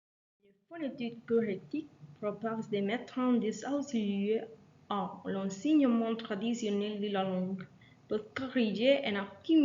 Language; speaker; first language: French; non-native, learner; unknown